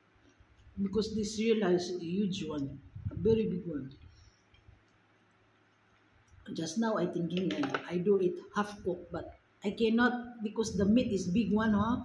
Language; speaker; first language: English; non-native, local second language; Filipino